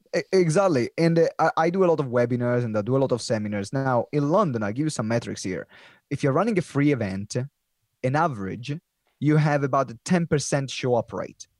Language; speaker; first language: English; non-native, fluent; Italian